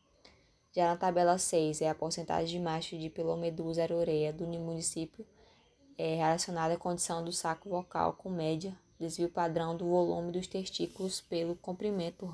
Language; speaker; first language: Portuguese; native; Portuguese